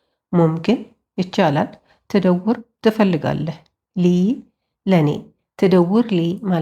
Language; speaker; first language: Arabic; non-native, fluent; Amharic